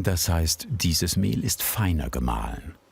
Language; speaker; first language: German; native; German